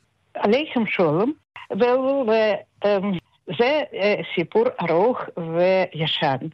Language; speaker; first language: Hebrew; non-native, fluent; Russian